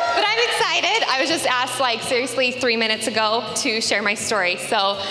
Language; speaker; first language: English; native; English